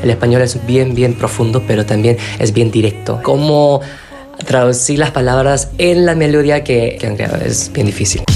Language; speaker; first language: Spanish; non-native, fluent; Korean